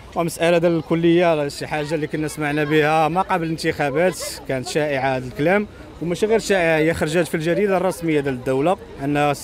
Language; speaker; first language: Arabic; native; Arabic